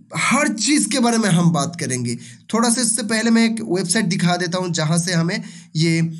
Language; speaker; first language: Hindi; non-native, local second language; Bangla